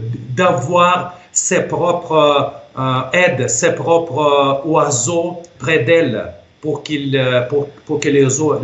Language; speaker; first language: French; non-native, fluent; Russian